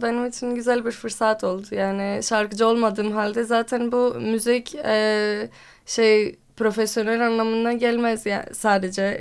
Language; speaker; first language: Turkish; non-native, fluent; Greek